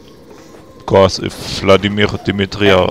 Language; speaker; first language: English; non-native, fluent; German